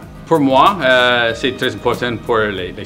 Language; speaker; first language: French; non-native, learner; English